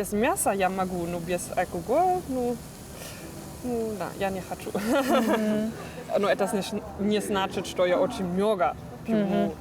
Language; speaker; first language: Russian; non-native, learner; German